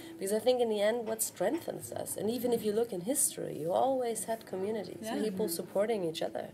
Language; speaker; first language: English; non-native, fluent; German